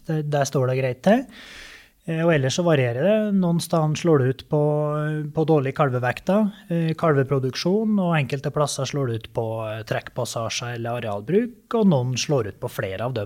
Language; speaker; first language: Norwegian; native; Norwegian